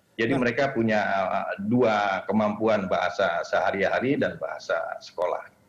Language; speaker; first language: Indonesian; native; Indonesian